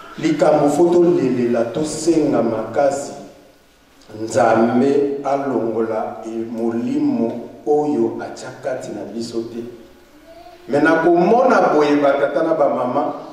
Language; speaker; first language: Lingala; non-native, local second language; Kongo